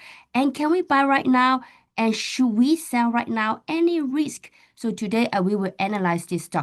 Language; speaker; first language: English; non-native, fluent; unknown